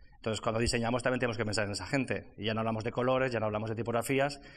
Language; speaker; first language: Spanish; non-native, fluent; French